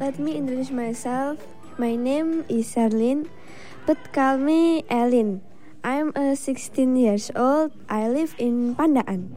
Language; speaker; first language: English; non-native, learner; Indonesian